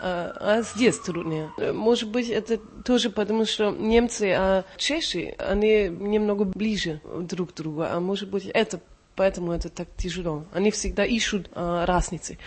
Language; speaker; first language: Russian; non-native, learner; German